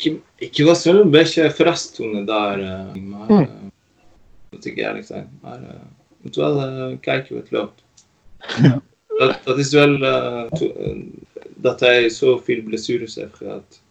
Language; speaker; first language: Dutch; non-native, fluent; Norwegian